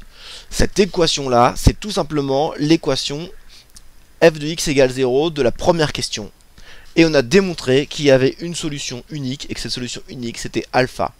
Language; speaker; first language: French; native; French